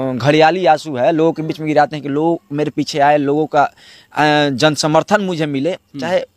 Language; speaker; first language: Hindi; native; Hindi